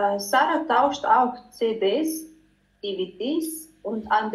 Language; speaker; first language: German; non-native, learner; Croatian